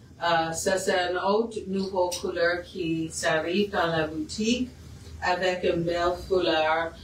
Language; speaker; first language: French; non-native, fluent; English